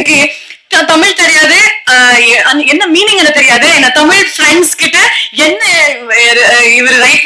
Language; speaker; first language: Tamil; non-native, learner; Kannada